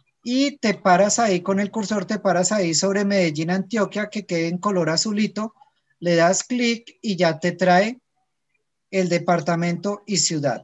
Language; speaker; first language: Spanish; native; Spanish